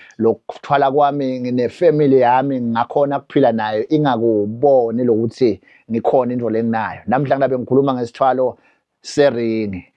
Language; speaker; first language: Zulu; non-native, local second language; Swati